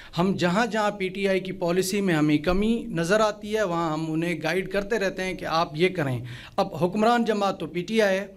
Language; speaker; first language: Urdu; non-native, local second language; Sindhi